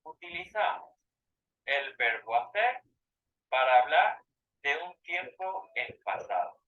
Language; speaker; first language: Spanish; non-native, fluent; Ukrainian